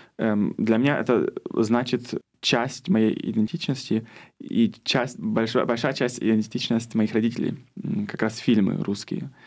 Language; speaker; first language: Russian; early bilingual, heritage; Russian